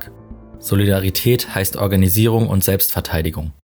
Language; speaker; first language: German; native; German